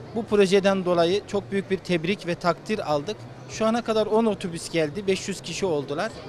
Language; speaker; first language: Turkish; native; Turkish